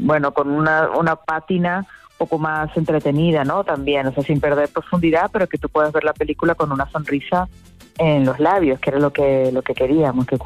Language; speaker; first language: Spanish; native; Spanish